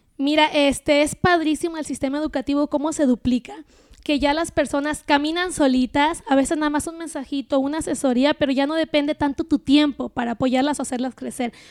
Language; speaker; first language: Spanish; native; Spanish